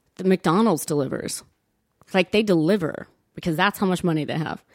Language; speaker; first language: English; early bilingual, other home language; Italian